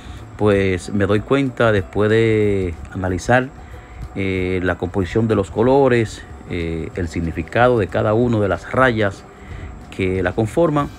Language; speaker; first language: Spanish; native; Spanish